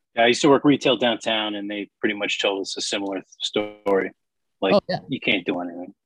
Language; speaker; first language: English; native; English